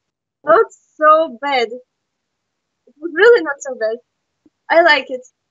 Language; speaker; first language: English; non-native, learner; Russian